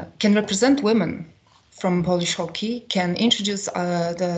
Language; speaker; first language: English; non-native, fluent; Polish